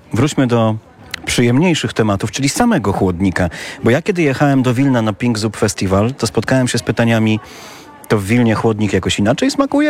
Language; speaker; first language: Polish; native; Polish